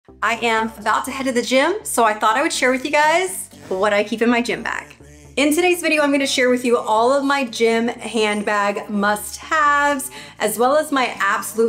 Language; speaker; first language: English; native; English